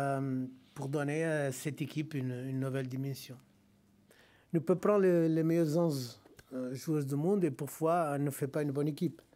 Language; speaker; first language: French; non-native, fluent; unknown